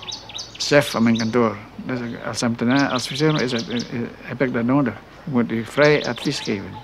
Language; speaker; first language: Dutch; non-native, local second language; Minangkabau